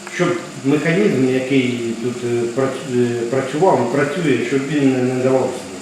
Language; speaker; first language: Ukrainian; native; Ukrainian